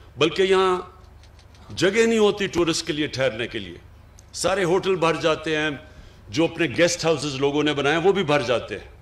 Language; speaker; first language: Urdu; native; Urdu